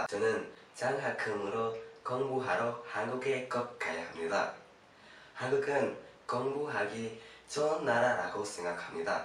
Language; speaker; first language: Korean; non-native, learner; Indonesian